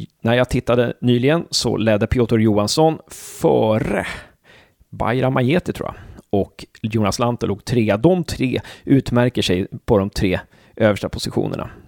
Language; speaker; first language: Swedish; native; Swedish